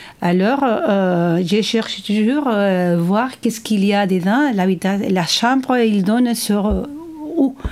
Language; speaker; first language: French; non-native, fluent; Spanish